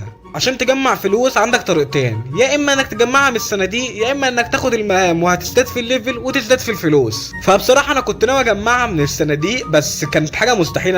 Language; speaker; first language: Arabic; native; Arabic